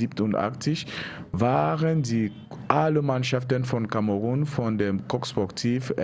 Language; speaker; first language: German; non-native, learner; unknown